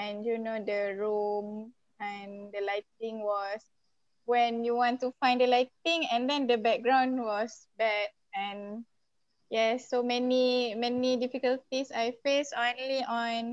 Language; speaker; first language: English; non-native, local second language; Malay